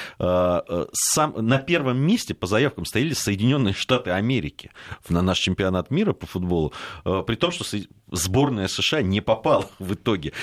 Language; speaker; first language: Russian; native; Russian